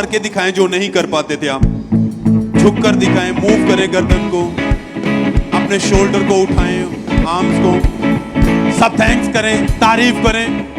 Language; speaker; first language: Hindi; native; Hindi